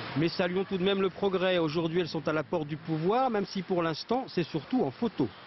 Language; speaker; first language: French; native; French